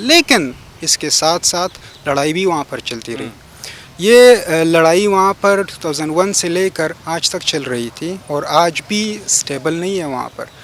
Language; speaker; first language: Hindi; non-native, fluent; Pashto